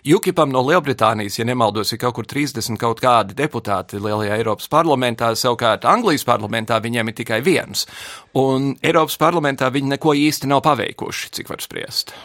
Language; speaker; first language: Latvian; early bilingual, heritage; Latvian